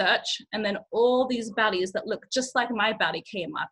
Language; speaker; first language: English; early bilingual, other home language; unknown